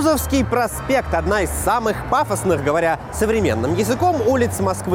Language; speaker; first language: Russian; native; Russian